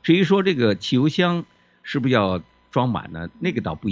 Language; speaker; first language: Chinese; native; Chinese